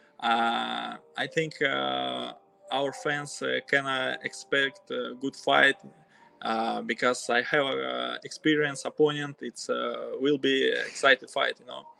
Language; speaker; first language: English; non-native, learner; Russian